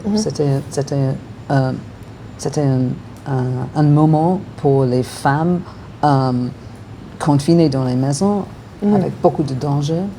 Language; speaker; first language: French; non-native, fluent; English